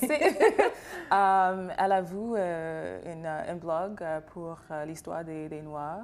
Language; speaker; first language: French; non-native, fluent; English